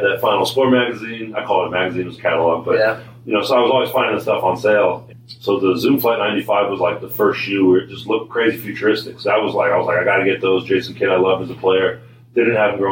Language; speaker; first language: English; native; English